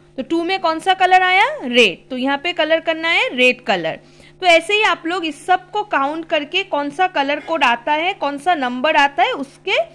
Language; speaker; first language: Hindi; non-native, local second language; Bangla